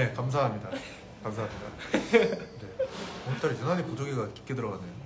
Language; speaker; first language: Korean; native; Korean